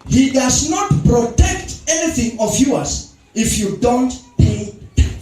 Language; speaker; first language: English; non-native, local second language; Swahili